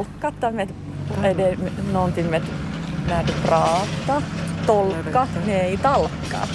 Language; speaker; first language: Swedish; non-native, learner; Finnish